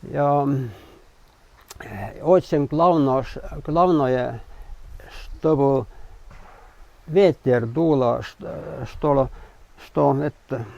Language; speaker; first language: Russian; non-native, learner; Estonian